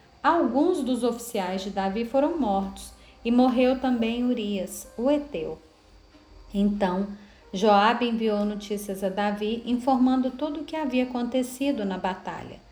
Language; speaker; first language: Portuguese; native; Portuguese